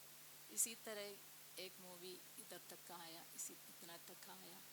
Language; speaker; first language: Hindi; non-native, local second language; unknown